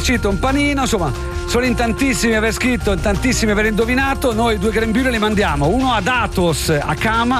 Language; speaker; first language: Italian; native; Italian